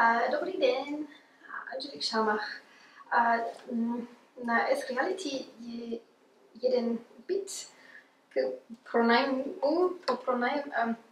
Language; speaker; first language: Czech; non-native, learner; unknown